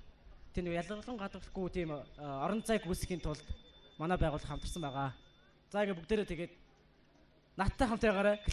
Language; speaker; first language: Mongolian; native; Mongolian